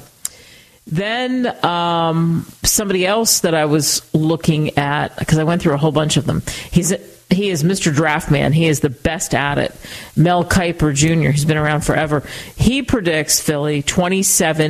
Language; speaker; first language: English; native; English